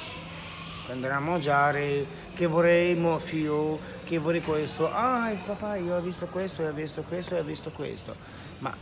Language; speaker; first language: Italian; non-native, learner; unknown